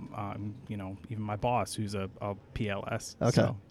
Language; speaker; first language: English; native; English